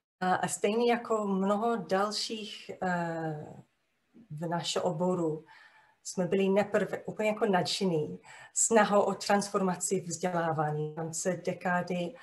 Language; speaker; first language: Czech; non-native, fluent; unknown